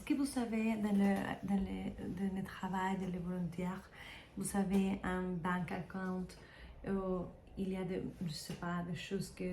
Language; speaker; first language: French; non-native, learner; Spanish